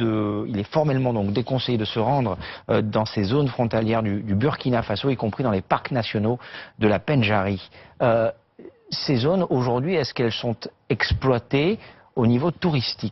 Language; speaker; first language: French; native; French